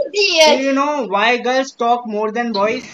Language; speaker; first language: English; non-native, local second language; Hindi